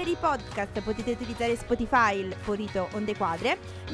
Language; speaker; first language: Italian; native; Italian